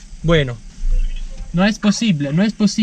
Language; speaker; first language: Spanish; non-native, learner; Italian